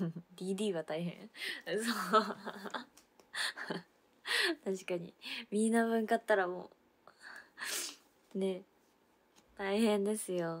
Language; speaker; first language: Japanese; native; Japanese